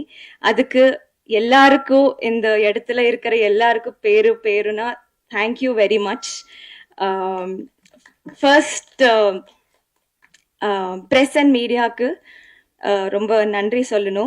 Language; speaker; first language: Tamil; non-native, learner; Telugu